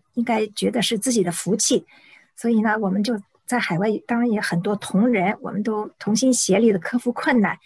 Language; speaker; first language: Chinese; native; Chinese